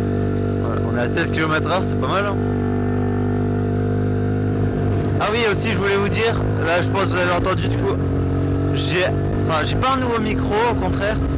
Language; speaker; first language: French; native; French